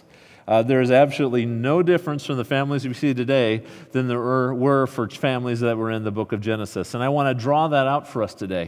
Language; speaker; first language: English; native; English